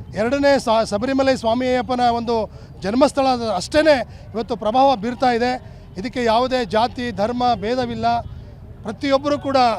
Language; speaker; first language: Kannada; non-native, local second language; Lambadi